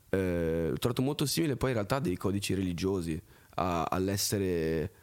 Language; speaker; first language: Italian; early bilingual, other home language; French